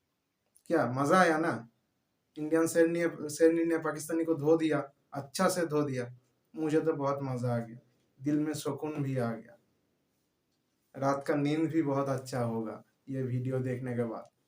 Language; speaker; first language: Hindi; non-native, local second language; Bangla